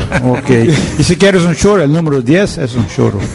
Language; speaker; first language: Spanish; non-native, learner; Portuguese